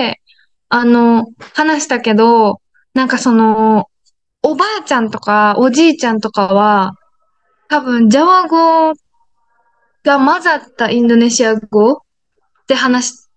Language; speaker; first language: Japanese; native; Japanese